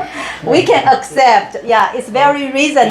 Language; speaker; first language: English; non-native, learner; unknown